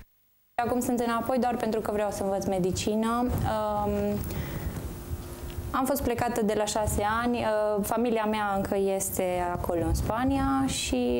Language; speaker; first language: Romanian; early bilingual, heritage; Romanian